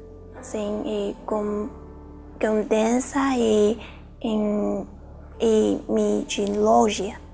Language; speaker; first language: Portuguese; non-native, learner; Chinese